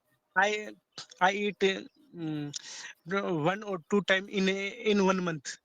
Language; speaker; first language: English; non-native, learner; Hindi